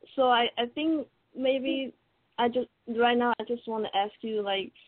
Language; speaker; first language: English; non-native, fluent; Chinese